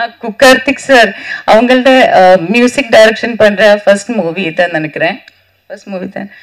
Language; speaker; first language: Tamil; non-native, learner; Malayalam